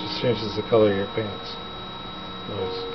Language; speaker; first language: English; native; English